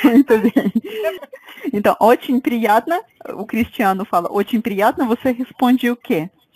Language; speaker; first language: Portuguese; non-native, fluent; Russian